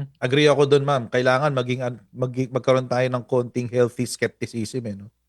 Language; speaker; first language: Filipino; native; Filipino